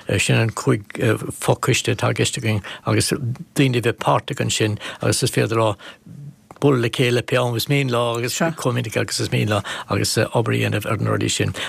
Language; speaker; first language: Irish; native; Irish